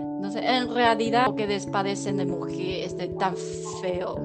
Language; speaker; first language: Spanish; non-native, learner; Chinese